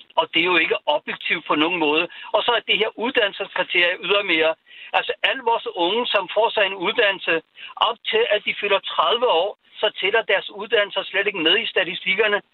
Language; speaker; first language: Danish; non-native, fluent; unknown